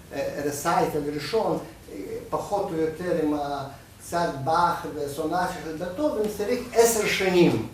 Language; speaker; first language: Hebrew; non-native, fluent; Russian